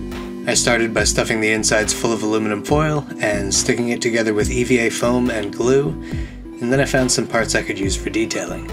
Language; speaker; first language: English; native; English